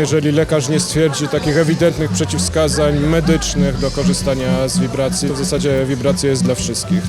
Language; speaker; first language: Polish; native; Polish